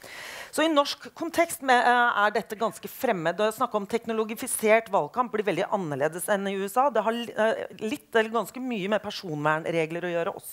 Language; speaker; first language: Norwegian; native; Norwegian